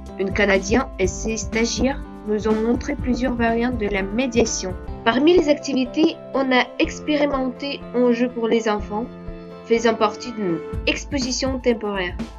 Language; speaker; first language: French; non-native, fluent; Russian